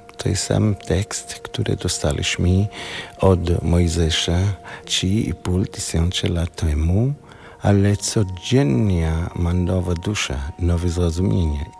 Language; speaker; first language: Polish; non-native, learner; Hebrew